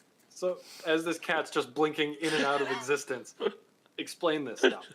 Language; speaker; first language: English; native; English